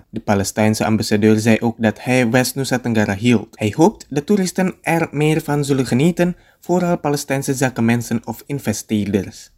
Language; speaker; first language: Dutch; non-native, fluent; Indonesian